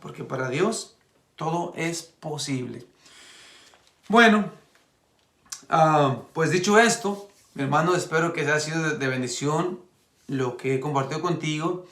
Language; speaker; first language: Spanish; native; Spanish